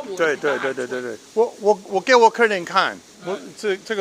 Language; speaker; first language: Chinese; non-native, learner; English